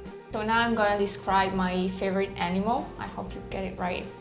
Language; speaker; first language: English; non-native, fluent; Italian